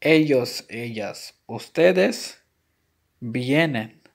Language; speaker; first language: Spanish; non-native, fluent; Urdu